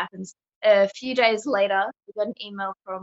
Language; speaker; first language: English; native; English